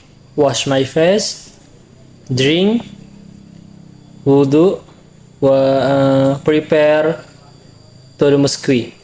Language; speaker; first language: English; non-native, learner; Indonesian